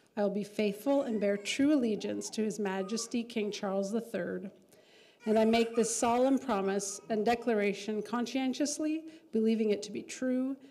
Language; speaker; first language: English; native; English